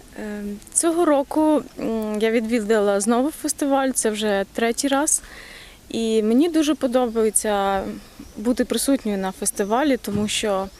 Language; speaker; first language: Ukrainian; native; Ukrainian